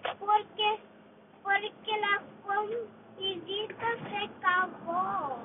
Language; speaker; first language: Spanish; early bilingual, heritage; Spanish